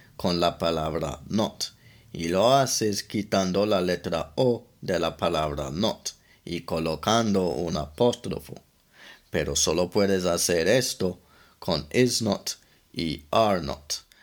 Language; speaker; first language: Spanish; native; Spanish